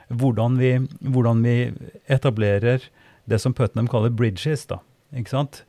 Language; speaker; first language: Norwegian; native; Norwegian